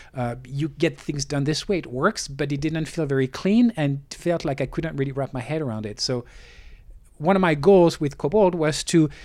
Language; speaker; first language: English; non-native, fluent; French